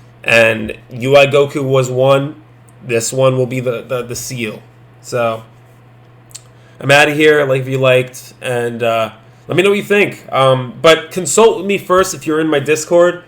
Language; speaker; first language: English; native; English